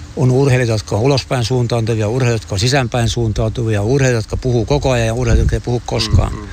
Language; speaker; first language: Finnish; native; Finnish